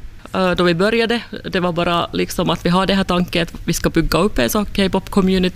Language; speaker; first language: Swedish; non-native, fluent; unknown